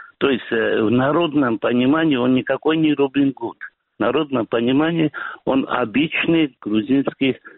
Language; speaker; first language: Russian; non-native, local second language; Georgian